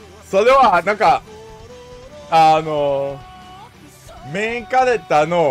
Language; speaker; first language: Japanese; non-native, learner; English